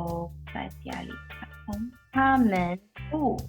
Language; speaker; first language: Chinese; non-native, learner; English